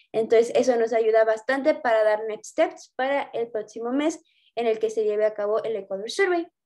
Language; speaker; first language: Spanish; native; Spanish